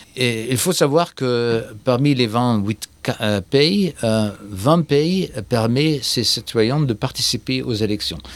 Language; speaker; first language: French; non-native, fluent; German